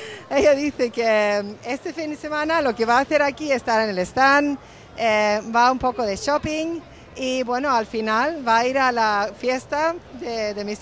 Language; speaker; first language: Spanish; native; Spanish